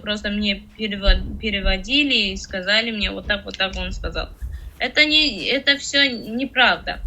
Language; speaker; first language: Russian; non-native, learner; Tajik